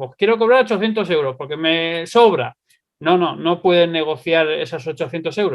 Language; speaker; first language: Spanish; native; Spanish